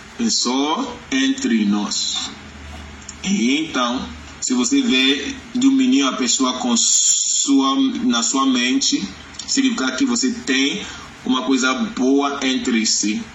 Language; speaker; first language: Portuguese; non-native, learner; Yoruba